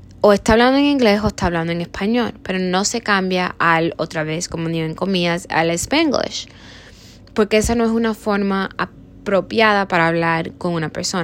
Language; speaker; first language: Spanish; early bilingual, heritage; Spanish